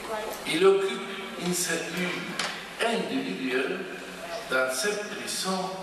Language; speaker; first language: French; non-native, fluent; Spanish